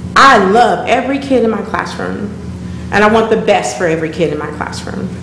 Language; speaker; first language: English; native; English